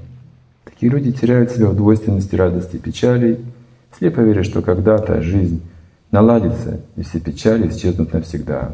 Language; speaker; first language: Russian; native; Russian